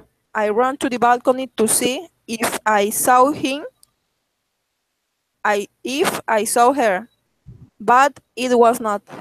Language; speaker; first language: English; non-native, learner; Spanish